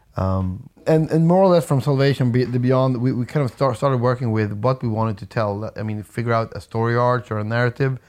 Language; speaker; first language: English; non-native, fluent; Swedish